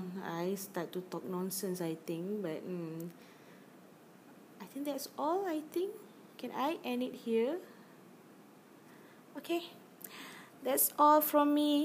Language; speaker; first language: English; non-native, learner; Malay